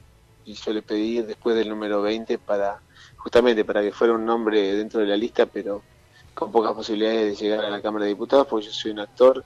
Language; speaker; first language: Spanish; native; Spanish